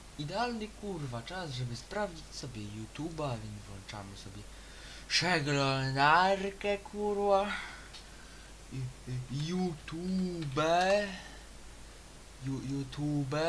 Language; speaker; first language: Polish; native; Polish